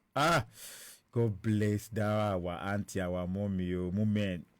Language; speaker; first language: English; non-native, local second language; Yoruba